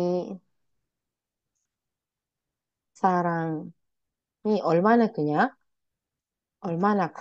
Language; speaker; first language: Korean; non-native, fluent; Indonesian